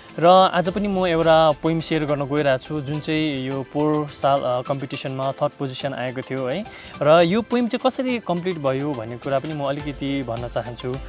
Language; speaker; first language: Nepali; non-native, local second language; Sherpa